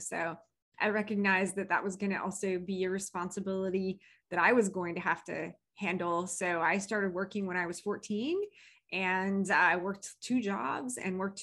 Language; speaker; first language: English; native; English